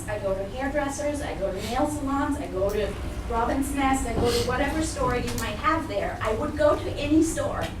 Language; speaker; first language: English; non-native, fluent; German